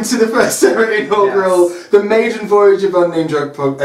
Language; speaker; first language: English; native; English